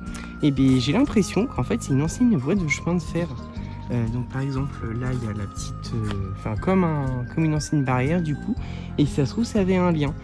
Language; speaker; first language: French; native; French